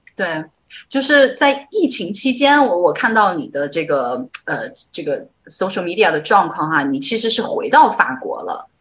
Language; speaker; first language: Chinese; native; Chinese